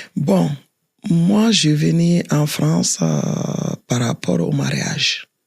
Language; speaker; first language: French; non-native, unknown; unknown